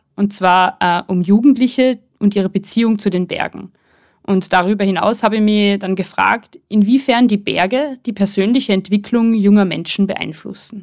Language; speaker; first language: German; native; German